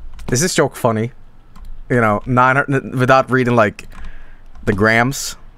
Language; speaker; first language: English; non-native, fluent; Swedish